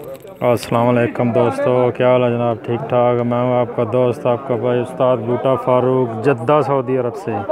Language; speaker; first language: Hindi; non-native, local second language; Punjabi